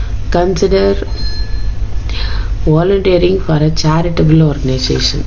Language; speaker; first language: English; non-native, local second language; Tamil